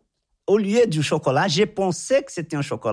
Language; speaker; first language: French; non-native, fluent; Portuguese